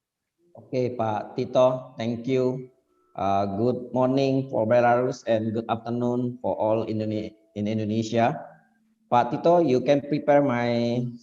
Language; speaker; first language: English; non-native, fluent; Indonesian